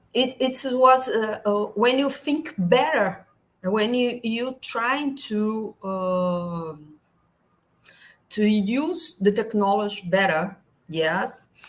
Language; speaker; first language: English; non-native, learner; Portuguese